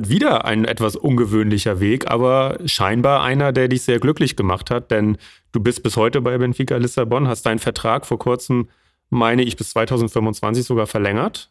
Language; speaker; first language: German; native; German